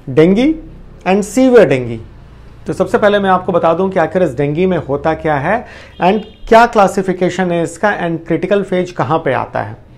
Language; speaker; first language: Hindi; native; Hindi